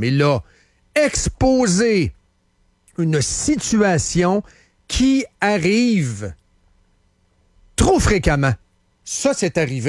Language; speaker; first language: French; native; French